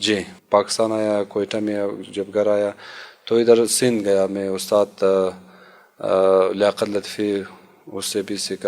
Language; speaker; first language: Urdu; non-native, local second language; Hazaragi